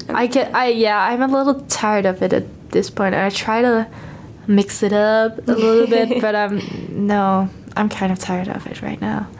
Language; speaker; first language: English; non-native, fluent; Danish